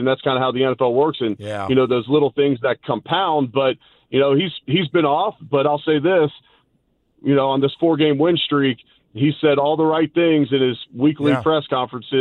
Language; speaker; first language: English; native; English